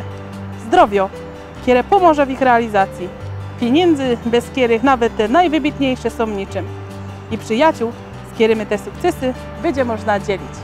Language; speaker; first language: Polish; native; Polish